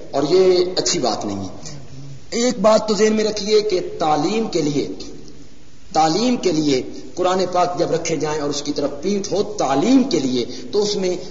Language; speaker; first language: Urdu; non-native, local second language; Punjabi